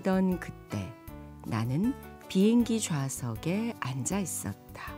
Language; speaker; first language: Korean; native; Korean